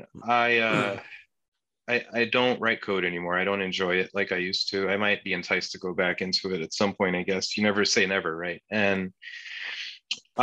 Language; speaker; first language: English; non-native, fluent; Turkish